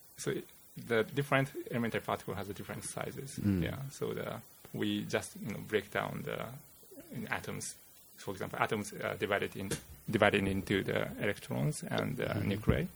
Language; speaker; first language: English; non-native, fluent; Japanese